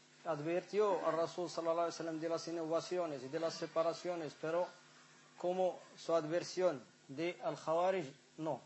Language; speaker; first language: Spanish; non-native, fluent; Arabic